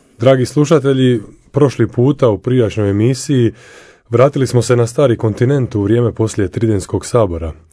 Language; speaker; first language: Croatian; native; Croatian